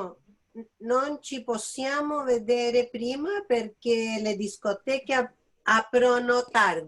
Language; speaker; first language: Italian; non-native, learner; Spanish